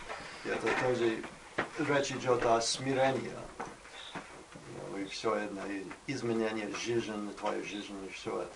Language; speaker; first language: Russian; non-native, learner; English